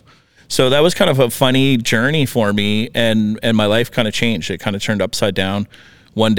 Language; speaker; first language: English; native; English